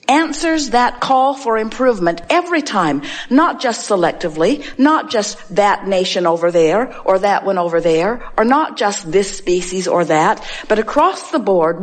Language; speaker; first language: English; native; English